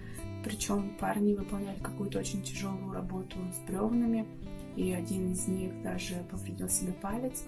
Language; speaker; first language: Russian; native; Russian